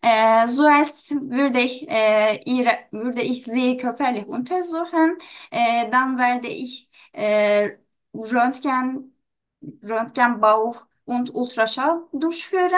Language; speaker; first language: German; non-native, learner; Turkish